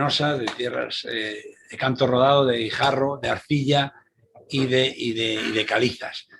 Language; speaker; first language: Spanish; native; Spanish